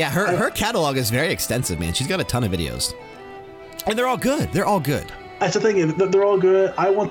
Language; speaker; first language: English; native; English